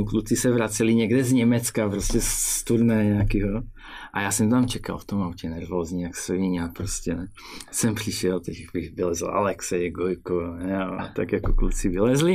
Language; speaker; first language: Czech; native; Czech